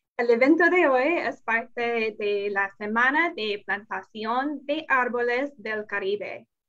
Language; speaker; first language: Spanish; non-native, learner; English